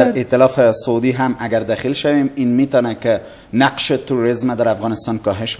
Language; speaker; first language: Persian; native; Persian